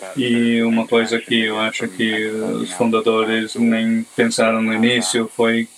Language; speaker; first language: Portuguese; non-native, fluent; English